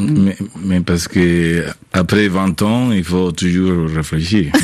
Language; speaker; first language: French; non-native, fluent; Spanish